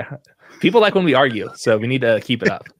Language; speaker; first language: English; native; English